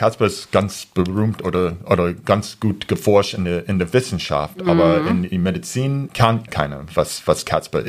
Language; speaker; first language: German; non-native, fluent; English